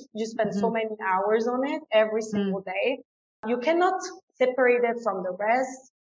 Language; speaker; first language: English; non-native, fluent; French